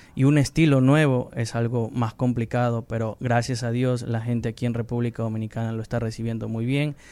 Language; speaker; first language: Spanish; native; Spanish